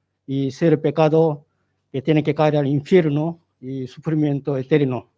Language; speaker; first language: Spanish; non-native, learner; Korean